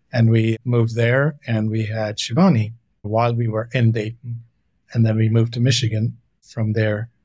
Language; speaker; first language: English; non-native, local second language; Hindi